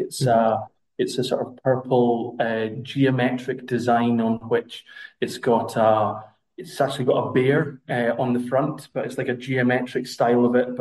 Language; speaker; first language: English; native; English